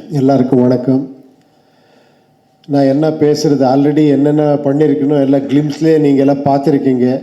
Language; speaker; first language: Tamil; non-native, learner; Kannada